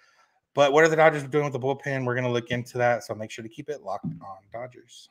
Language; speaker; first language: English; native; English